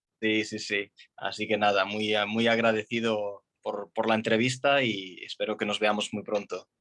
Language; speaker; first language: Spanish; native; Spanish